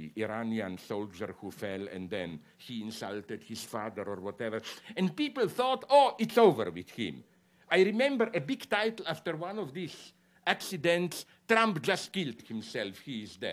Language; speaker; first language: English; non-native, fluent; Slovenian